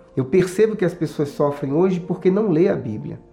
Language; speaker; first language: Portuguese; native; Portuguese